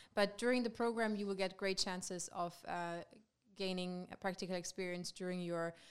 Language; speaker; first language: English; non-native, fluent; German